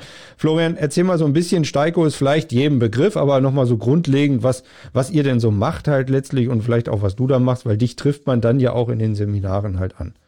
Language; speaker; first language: German; native; German